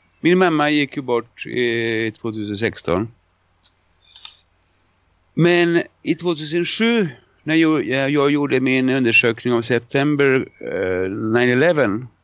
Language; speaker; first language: Swedish; non-native, fluent; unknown